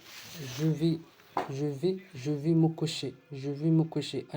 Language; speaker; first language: French; non-native, learner; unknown